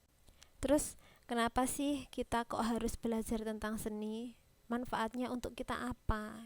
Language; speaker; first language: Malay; non-native, local second language; Javanese